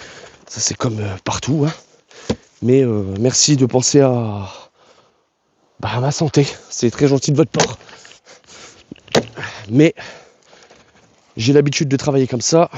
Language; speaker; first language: French; native; French